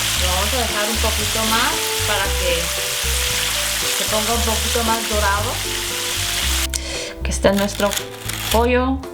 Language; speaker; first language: Spanish; non-native, fluent; Korean